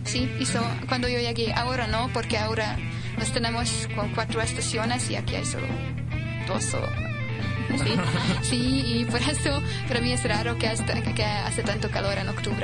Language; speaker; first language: Spanish; non-native, learner; Hungarian